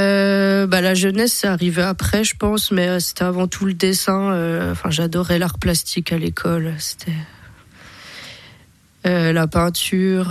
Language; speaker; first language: French; native; French